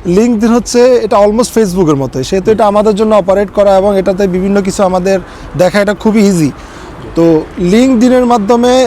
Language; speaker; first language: Bangla; native; Bangla